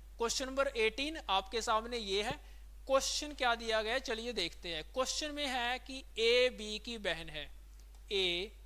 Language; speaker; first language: Hindi; native; Hindi